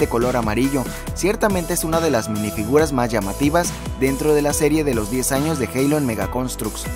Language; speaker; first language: Spanish; native; Spanish